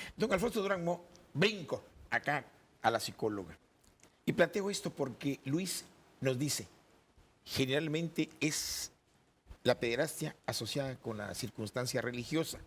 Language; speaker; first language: Spanish; native; Spanish